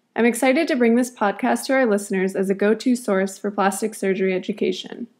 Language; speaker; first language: English; native; English